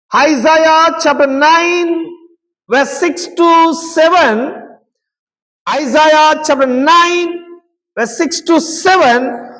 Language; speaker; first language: English; non-native, local second language; Telugu